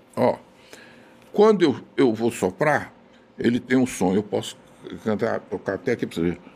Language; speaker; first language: Portuguese; native; Portuguese